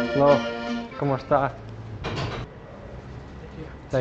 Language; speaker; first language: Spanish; non-native, learner; English